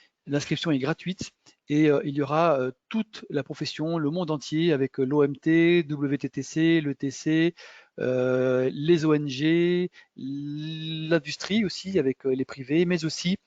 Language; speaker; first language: French; native; French